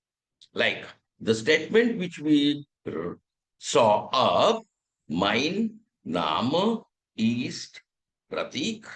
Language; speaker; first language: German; non-native, fluent; Telugu